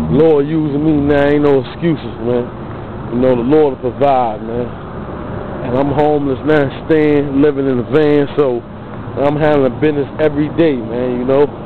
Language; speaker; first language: English; native; English